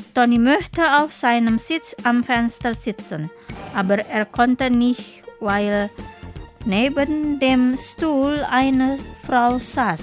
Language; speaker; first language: German; non-native, fluent; Indonesian